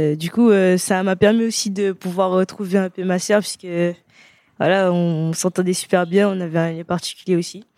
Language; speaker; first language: French; native; French